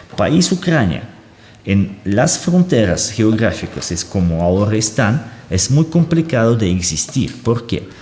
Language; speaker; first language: Spanish; non-native, fluent; Russian